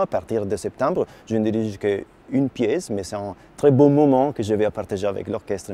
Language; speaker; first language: French; non-native, fluent; Italian